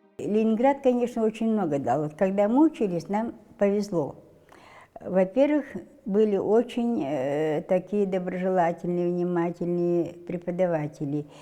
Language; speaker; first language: Russian; non-native, local second language; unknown